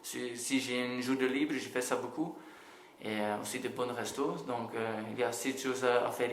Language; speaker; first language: French; non-native, local second language; Dutch